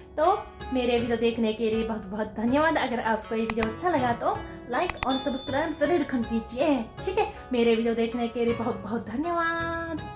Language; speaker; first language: Hindi; non-native, fluent; Japanese